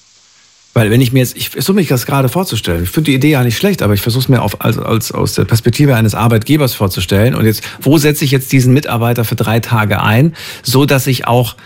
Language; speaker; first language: German; native; German